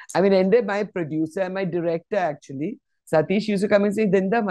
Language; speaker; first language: English; non-native, local second language; Malayalam